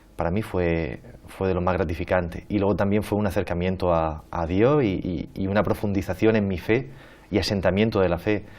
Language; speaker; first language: Spanish; native; Spanish